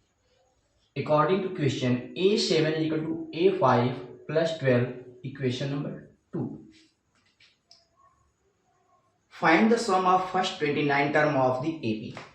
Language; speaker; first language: English; non-native, local second language; Hindi